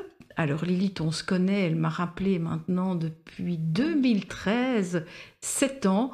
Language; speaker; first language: French; native; French